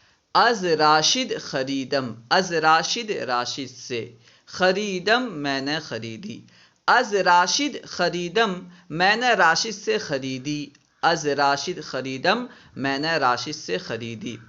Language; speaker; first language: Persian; non-native, fluent; Urdu